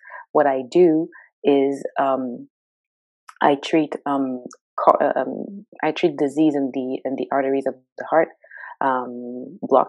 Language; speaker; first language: English; native; English